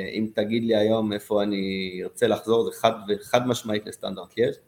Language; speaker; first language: Hebrew; non-native, fluent; French